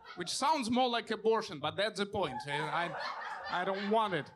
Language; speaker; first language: English; non-native, fluent; Russian